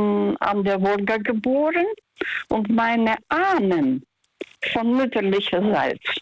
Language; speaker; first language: German; non-native, fluent; Russian